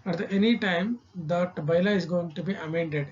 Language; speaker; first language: English; non-native, local second language; Kannada